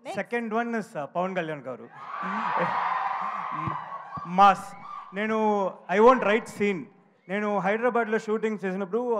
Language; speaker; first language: Telugu; non-native, learner; Tamil